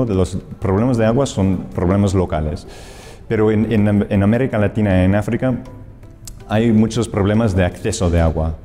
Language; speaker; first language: Spanish; non-native, fluent; English